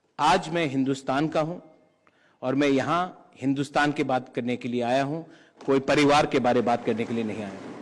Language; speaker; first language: Hindi; non-native, local second language; Kok Borok